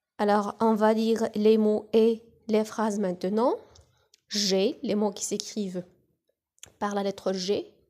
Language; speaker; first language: French; non-native, local second language; Arabic